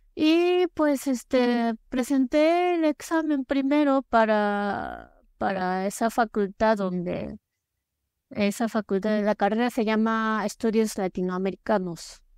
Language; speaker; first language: Spanish; non-native, fluent; Japanese